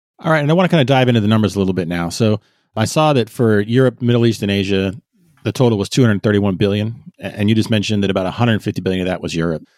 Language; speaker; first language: English; native; English